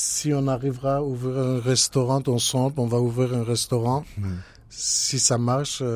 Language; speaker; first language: French; non-native, learner; Kurdish